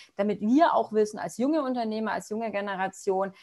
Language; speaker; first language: German; native; German